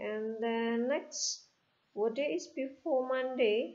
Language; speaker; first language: English; non-native, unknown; Indonesian